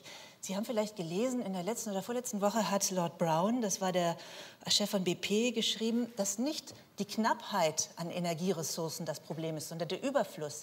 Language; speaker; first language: German; native; German